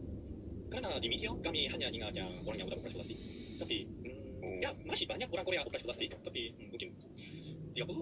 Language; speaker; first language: Indonesian; non-native, learner; Korean